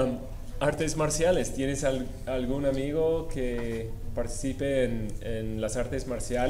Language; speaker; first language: Spanish; non-native, fluent; English